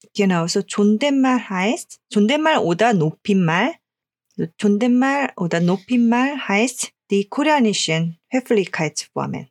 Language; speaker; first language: German; non-native, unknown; Korean